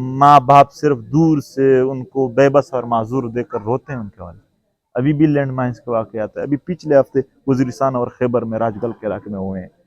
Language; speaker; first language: Urdu; non-native, local second language; Pashto